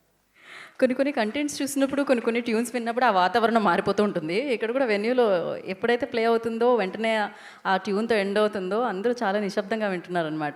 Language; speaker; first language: Telugu; native; Telugu